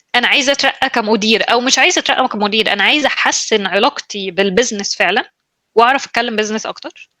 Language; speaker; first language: Arabic; native; Arabic